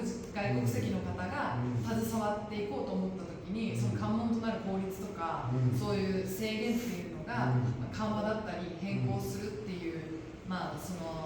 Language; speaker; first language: Japanese; native; Japanese